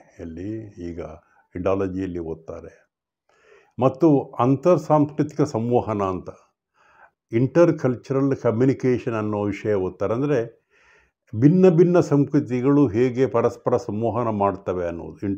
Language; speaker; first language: Kannada; non-native, local second language; Tulu